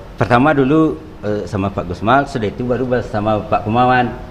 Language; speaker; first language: Indonesian; non-native, local second language; Minangkabau